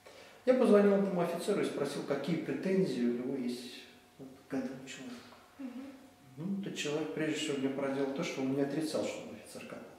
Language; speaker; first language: Russian; native; Russian